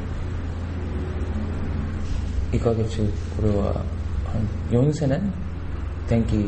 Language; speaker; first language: Japanese; non-native, learner; Korean